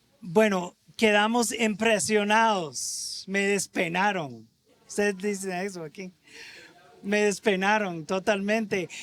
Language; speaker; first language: Spanish; non-native, fluent; English